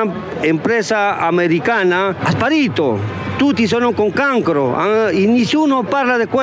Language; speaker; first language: Italian; non-native, learner; Spanish